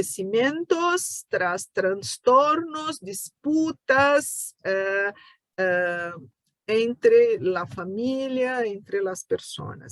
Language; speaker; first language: Spanish; non-native, fluent; Portuguese